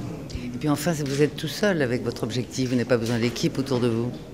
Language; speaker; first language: French; native; French